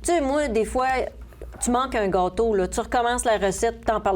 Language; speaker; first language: French; native; French